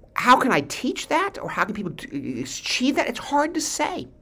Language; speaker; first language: English; native; English